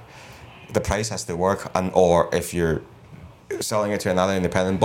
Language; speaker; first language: English; non-native, local second language; Cantonese